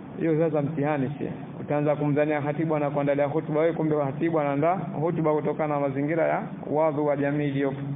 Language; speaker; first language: Swahili; native; Swahili